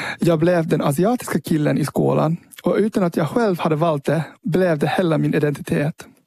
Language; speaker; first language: Swedish; early bilingual, heritage; Swedish